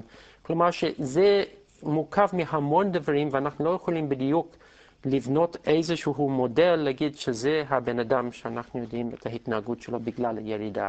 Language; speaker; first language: Hebrew; non-native, fluent; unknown